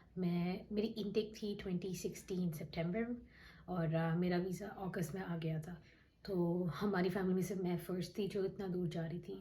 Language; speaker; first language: Urdu; native; Urdu